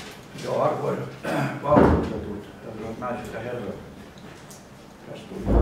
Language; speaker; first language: Finnish; native; Finnish